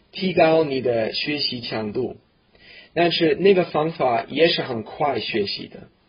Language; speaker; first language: Chinese; non-native, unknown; English